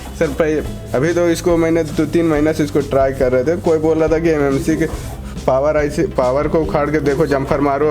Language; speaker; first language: Hindi; native; Hindi